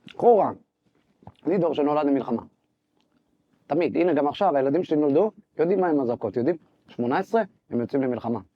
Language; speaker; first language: Hebrew; native; Hebrew